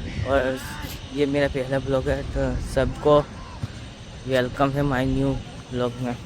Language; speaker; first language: Hindi; non-native, local second language; Gujarati